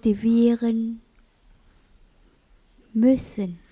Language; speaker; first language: German; non-native, learner; Vietnamese